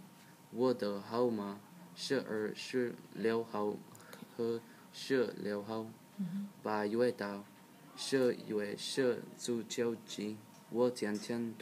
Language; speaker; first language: Chinese; non-native, learner; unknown